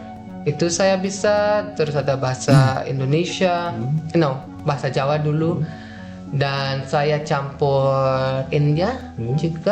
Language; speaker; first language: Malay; non-native, fluent; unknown